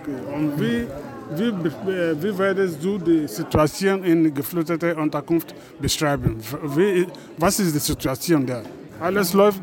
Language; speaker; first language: German; non-native, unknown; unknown